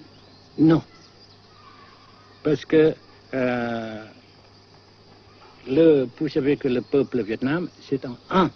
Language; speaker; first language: French; non-native, local second language; Vietnamese